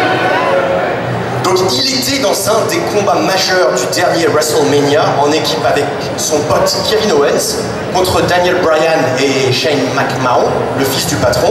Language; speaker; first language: French; native; French